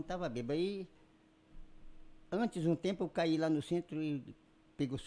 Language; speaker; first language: Portuguese; native; Portuguese